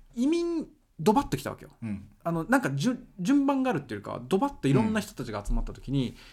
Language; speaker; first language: Japanese; early bilingual, other home language; Portuguese